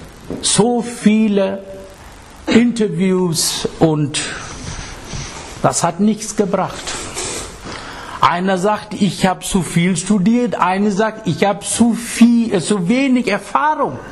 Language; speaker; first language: German; non-native, fluent; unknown